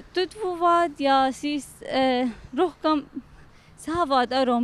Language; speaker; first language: Estonian; non-native, learner; Arabic